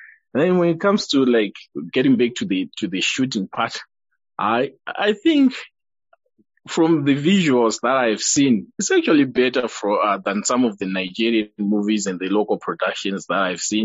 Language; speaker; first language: English; non-native, local second language; Shona